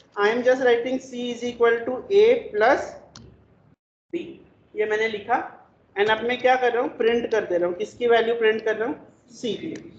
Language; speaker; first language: Hindi; non-native, local second language; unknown